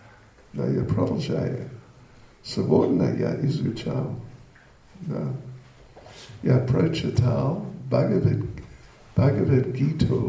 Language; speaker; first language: Russian; non-native, learner; English